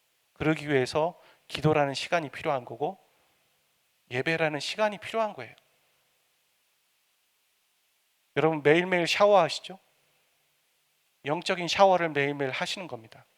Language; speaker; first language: Korean; native; Korean